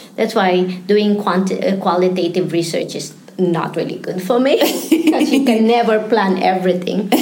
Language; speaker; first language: English; non-native, local second language; Filipino